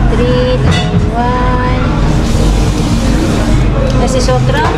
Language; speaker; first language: Spanish; non-native, learner; Filipino